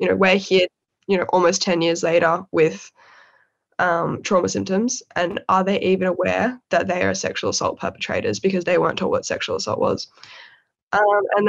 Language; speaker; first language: English; native; English